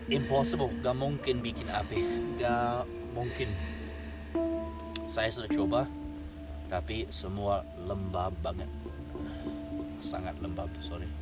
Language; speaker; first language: Indonesian; non-native, fluent; English